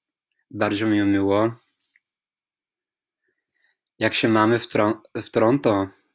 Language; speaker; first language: Polish; non-native, fluent; English